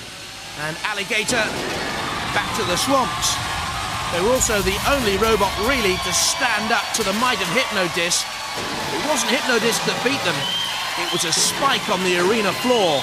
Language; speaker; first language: English; native; English